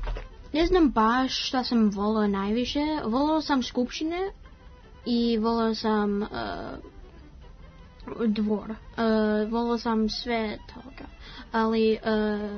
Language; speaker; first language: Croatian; early bilingual, heritage; Croatian